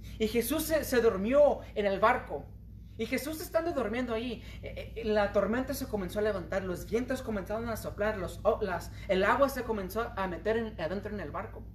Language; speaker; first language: Spanish; early bilingual, heritage; Spanish